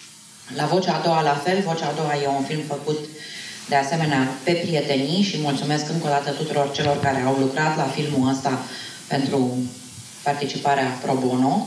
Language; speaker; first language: Romanian; native; Romanian